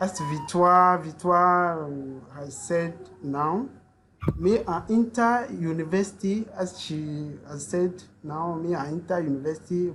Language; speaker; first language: English; non-native, learner; French